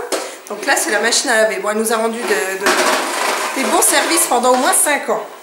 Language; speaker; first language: French; native; French